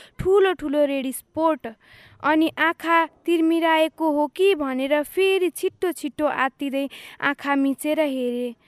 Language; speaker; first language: Nepali; native; Nepali